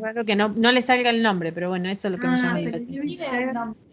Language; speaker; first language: Spanish; native; Spanish